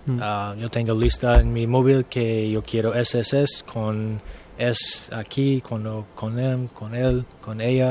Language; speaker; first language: Spanish; non-native, learner; English